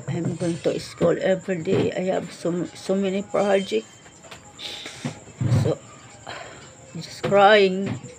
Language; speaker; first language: English; non-native, learner; Filipino